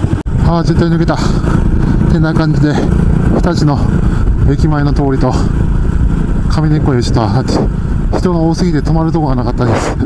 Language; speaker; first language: Japanese; native; Japanese